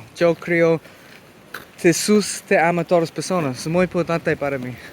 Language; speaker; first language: Spanish; non-native, learner; English